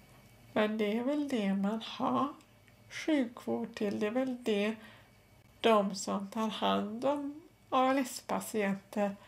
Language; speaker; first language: Swedish; native; Swedish